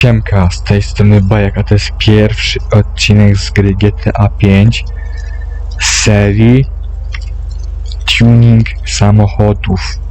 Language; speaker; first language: Polish; native; Polish